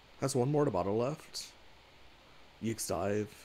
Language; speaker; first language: English; native; English